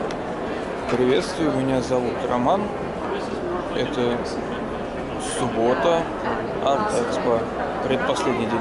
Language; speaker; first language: Russian; native; Russian